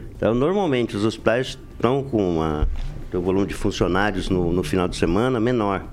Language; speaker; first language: Portuguese; native; Portuguese